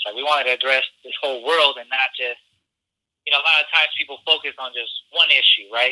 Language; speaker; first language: English; early bilingual, other home language; Spanish